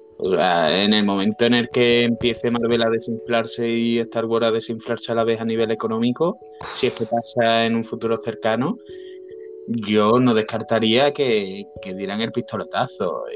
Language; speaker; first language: Spanish; native; Spanish